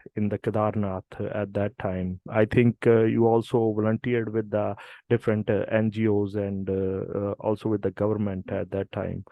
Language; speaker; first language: English; non-native, local second language; Punjabi